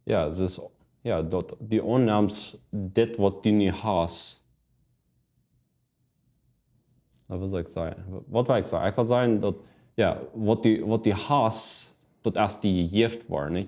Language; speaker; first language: German; non-native, learner; Plautdietsch